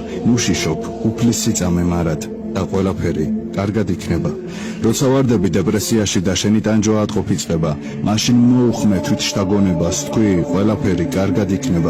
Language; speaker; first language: Georgian; native; Georgian